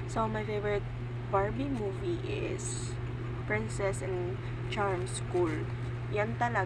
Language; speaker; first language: English; non-native, learner; Filipino